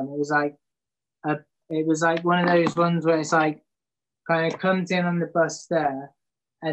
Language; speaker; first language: English; native; English